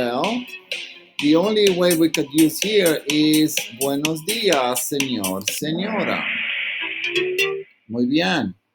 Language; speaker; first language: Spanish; non-native, learner; English